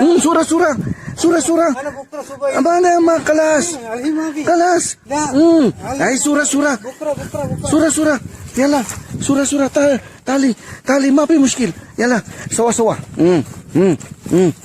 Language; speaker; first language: Arabic; non-native, learner; Filipino